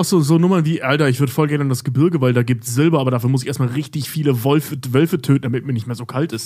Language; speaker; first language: German; native; German